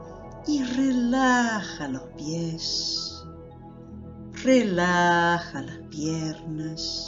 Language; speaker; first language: Spanish; non-native, fluent; Portuguese